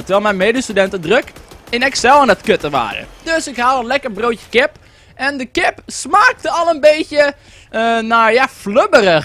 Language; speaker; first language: Dutch; native; Dutch